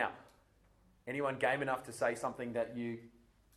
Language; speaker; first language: English; native; English